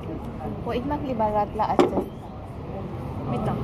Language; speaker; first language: German; non-native, learner; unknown